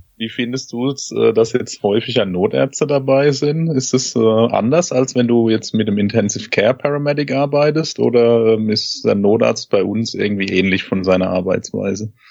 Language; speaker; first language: German; native; German